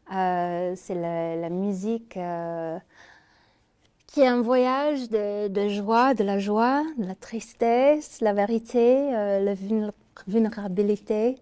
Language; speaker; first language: French; non-native, learner; English